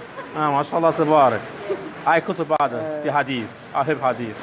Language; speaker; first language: Arabic; non-native, learner; English